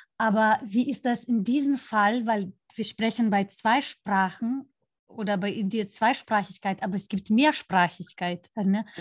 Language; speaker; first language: German; non-native, fluent; Lithuanian